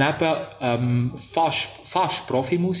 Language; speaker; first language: German; native; German